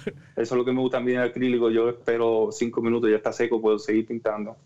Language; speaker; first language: Spanish; native; Spanish